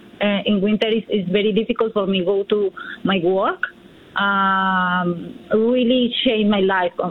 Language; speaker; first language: English; non-native, learner; Spanish